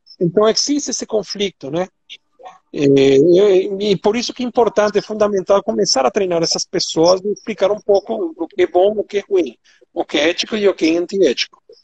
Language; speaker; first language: Portuguese; non-native, fluent; Spanish